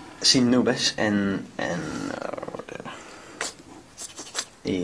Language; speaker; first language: Spanish; non-native, learner; English